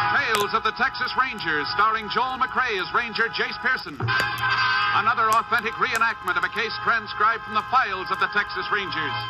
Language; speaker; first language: English; native; English